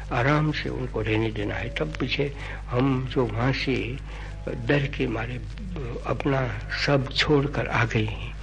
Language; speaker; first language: Hindi; non-native, local second language; Gujarati